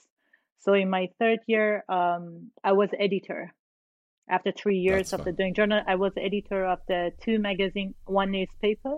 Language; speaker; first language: English; non-native, fluent; Persian